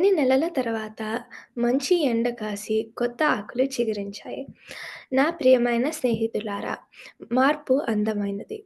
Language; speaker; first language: Telugu; early bilingual, heritage; Telugu